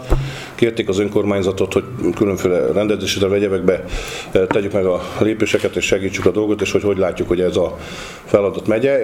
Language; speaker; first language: Hungarian; native; Hungarian